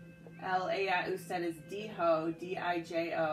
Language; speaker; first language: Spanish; non-native, fluent; English